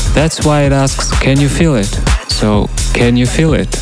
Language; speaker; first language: English; non-native, learner; Russian